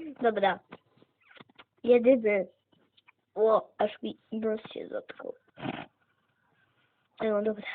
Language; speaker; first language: Polish; native; Polish